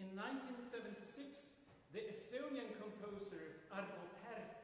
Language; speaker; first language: English; non-native, fluent; Swedish